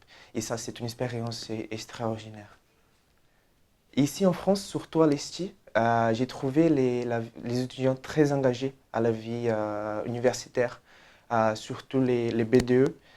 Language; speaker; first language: French; non-native, fluent; Portuguese